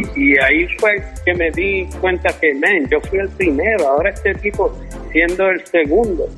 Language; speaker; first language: Spanish; early bilingual, heritage; Spanish